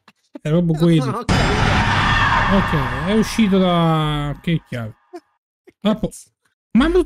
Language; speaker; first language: Italian; native; Italian